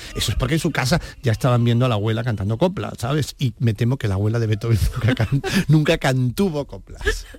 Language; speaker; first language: Spanish; native; Spanish